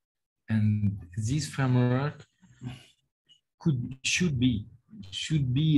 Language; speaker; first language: English; non-native, learner; French